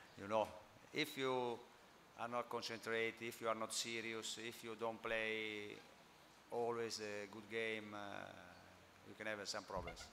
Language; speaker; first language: English; non-native, fluent; Italian